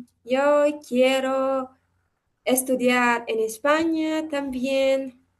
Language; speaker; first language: Spanish; non-native, learner; Uzbek